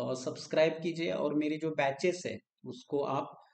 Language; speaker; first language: Hindi; non-native, local second language; Marathi